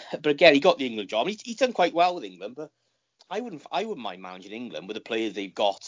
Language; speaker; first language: English; native; English